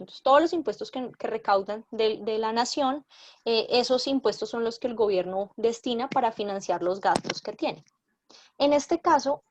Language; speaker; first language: Spanish; native; Spanish